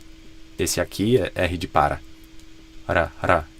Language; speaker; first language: Portuguese; non-native, fluent; English